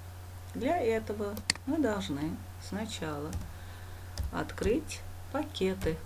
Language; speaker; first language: Russian; non-native, local second language; Uzbek